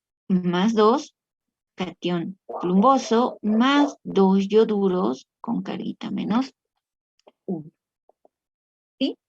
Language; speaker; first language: Spanish; native; Spanish